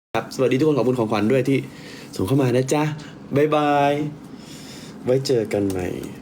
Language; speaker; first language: Thai; native; Thai